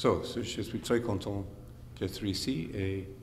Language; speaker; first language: French; non-native, fluent; English